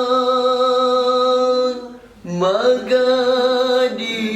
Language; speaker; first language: Indonesian; non-native, local second language; Javanese